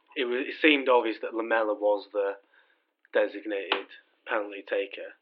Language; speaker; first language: English; native; English